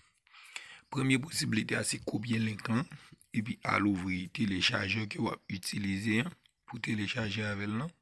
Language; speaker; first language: French; non-native, learner; Haitian Creole